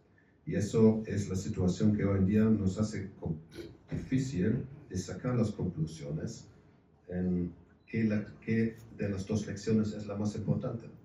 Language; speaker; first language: Spanish; non-native, fluent; German